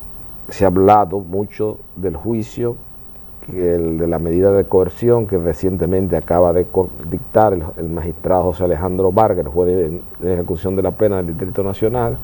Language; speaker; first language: Spanish; native; Spanish